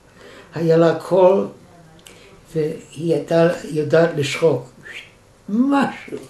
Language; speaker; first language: Hebrew; non-native, fluent; German